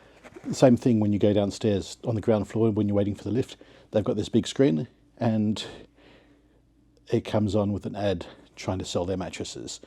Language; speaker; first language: English; native; English